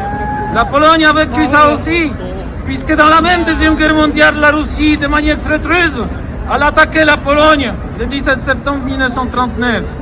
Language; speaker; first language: French; non-native, fluent; Polish